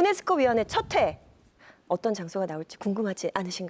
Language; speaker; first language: Korean; native; Korean